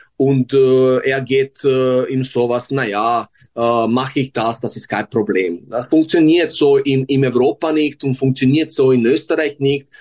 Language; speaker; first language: German; non-native, learner; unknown